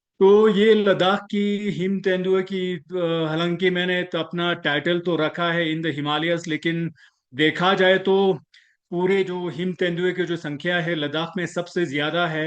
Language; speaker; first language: Hindi; non-native, local second language; Ladakhi